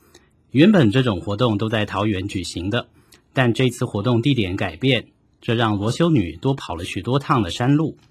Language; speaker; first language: Chinese; native; Chinese